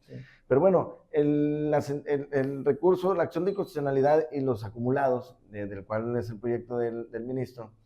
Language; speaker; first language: Spanish; native; Spanish